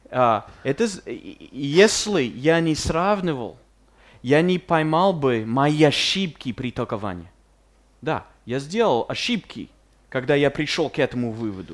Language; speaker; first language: Russian; non-native, fluent; English